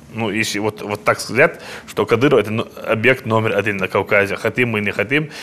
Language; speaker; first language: Russian; non-native, local second language; Chechen